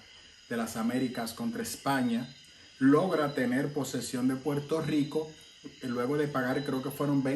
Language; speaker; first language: Spanish; native; Spanish